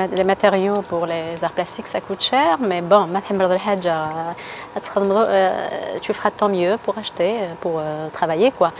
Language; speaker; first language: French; non-native, local second language; Kabyle